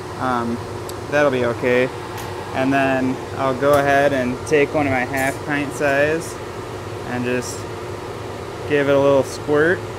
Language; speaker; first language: English; native; English